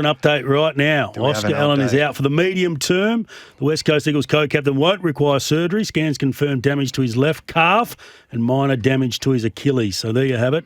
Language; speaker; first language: English; native; English